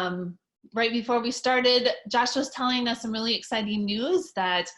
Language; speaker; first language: English; native; English